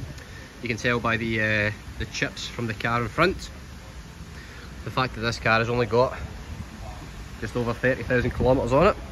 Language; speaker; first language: English; native; English